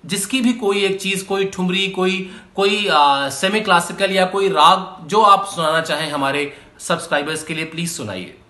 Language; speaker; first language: Hindi; native; Hindi